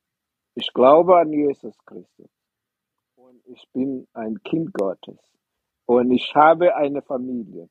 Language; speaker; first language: German; non-native, fluent; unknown